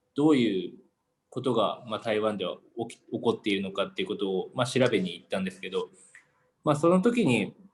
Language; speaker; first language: Japanese; native; Japanese